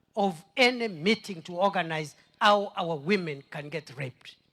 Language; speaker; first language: English; non-native, local second language; Swahili